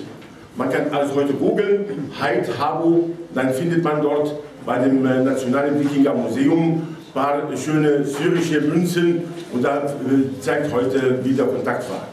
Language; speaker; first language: German; non-native, fluent; Arabic